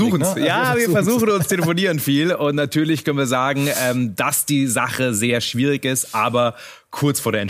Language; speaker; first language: German; native; German